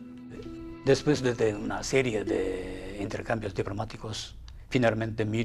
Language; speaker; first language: Spanish; non-native, fluent; Japanese